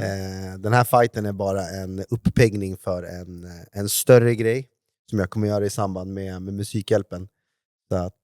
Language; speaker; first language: Swedish; native; Swedish